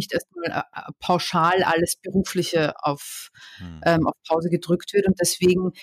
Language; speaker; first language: German; native; German